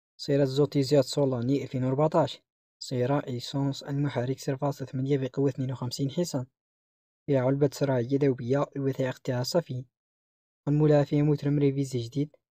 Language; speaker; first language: Arabic; native; Arabic